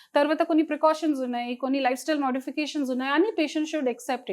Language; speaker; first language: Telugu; non-native, fluent; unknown